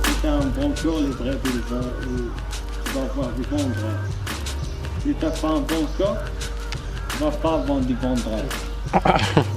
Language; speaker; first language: French; non-native, local second language; Arabic